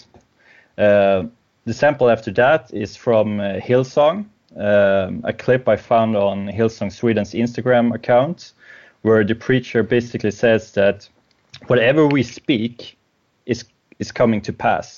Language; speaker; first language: English; non-native, fluent; Swedish